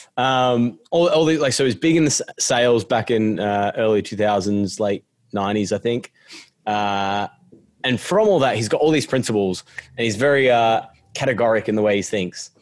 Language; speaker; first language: English; native; English